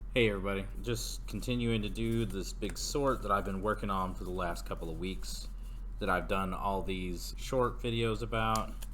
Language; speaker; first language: English; native; English